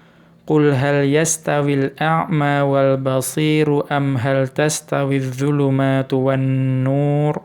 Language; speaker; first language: Arabic; non-native, fluent; Indonesian